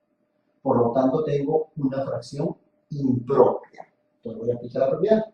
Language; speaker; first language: Spanish; native; Spanish